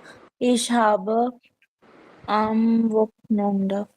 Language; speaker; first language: German; non-native, learner; Hindi